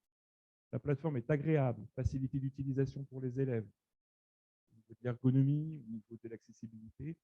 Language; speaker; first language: French; native; French